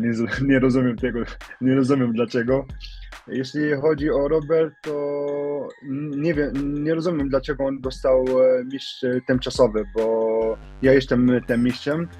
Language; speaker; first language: Polish; non-native, learner; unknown